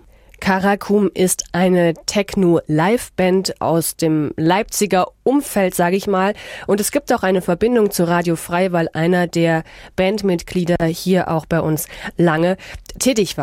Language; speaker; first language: German; native; German